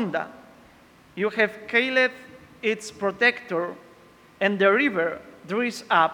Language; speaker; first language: English; non-native, learner; Polish